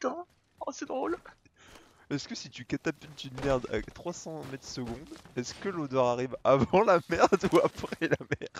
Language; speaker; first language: French; native; French